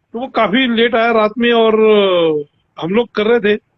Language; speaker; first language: Hindi; non-native, fluent; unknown